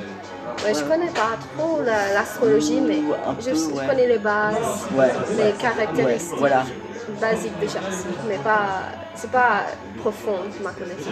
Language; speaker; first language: French; non-native, fluent; English